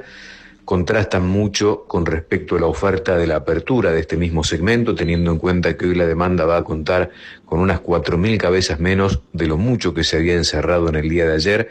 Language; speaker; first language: Spanish; native; Spanish